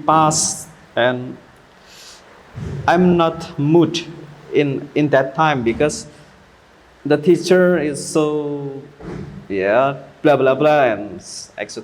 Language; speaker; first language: English; non-native, learner; Indonesian